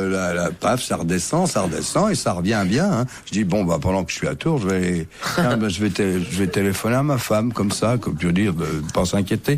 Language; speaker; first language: French; native; French